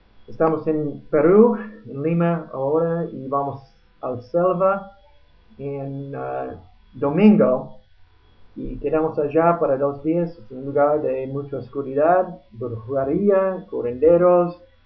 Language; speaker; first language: Spanish; non-native, learner; English